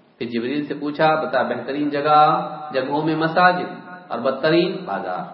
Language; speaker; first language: Urdu; native; Urdu